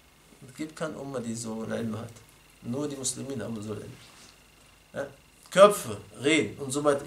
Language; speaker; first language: German; non-native, fluent; Arabic